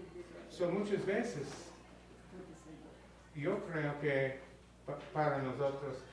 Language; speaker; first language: Spanish; non-native, learner; English